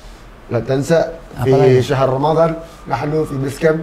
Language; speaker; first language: Arabic; non-native, learner; Indonesian